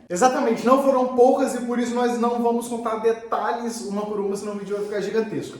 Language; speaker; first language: Portuguese; native; Portuguese